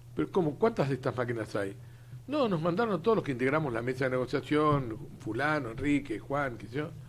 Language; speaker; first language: Spanish; native; Spanish